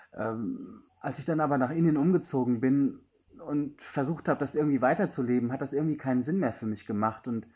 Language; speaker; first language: German; native; German